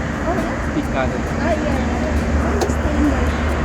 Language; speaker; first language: English; non-native, learner; Korean